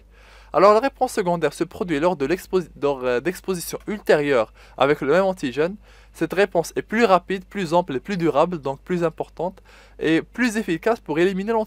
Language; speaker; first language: French; non-native, local second language; Arabic